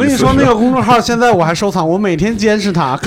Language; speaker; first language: Chinese; native; Chinese